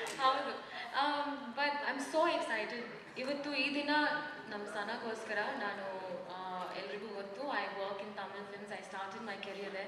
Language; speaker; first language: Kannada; non-native, learner; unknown